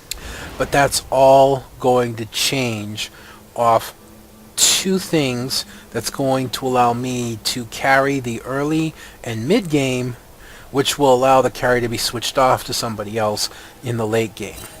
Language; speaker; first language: English; native; English